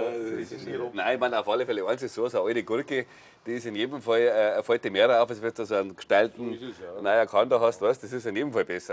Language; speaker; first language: German; native; German